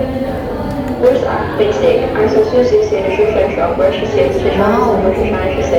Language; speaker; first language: English; non-native, learner; Indonesian